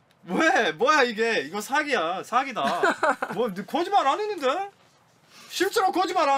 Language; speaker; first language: Korean; non-native, learner; Croatian